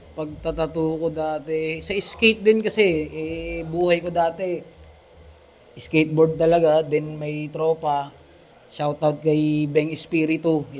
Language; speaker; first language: Filipino; native; Filipino